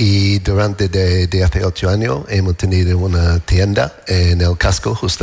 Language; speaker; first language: Spanish; non-native, learner; English